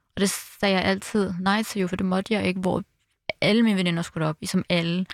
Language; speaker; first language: Danish; early bilingual, other home language; Arabic